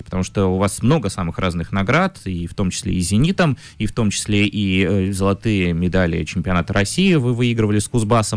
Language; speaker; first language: Russian; native; Russian